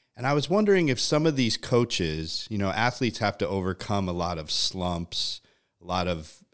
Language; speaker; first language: English; native; English